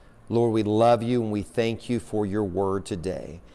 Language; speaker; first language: English; native; English